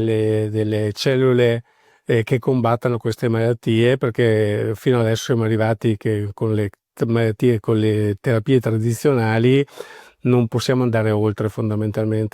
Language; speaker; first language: Italian; native; Italian